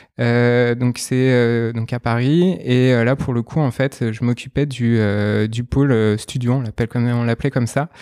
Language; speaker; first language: French; native; French